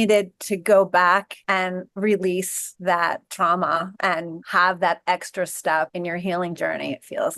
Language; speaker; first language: English; native; English